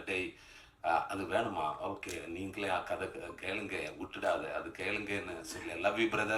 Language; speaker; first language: Tamil; non-native, learner; Malayalam